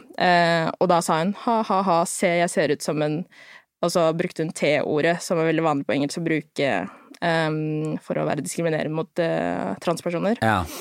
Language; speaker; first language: Norwegian; early bilingual, other home language; Filipino